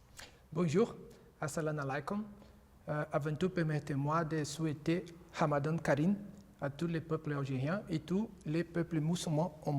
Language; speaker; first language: French; non-native, fluent; Portuguese